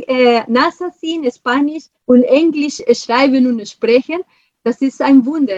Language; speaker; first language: German; non-native, fluent; Spanish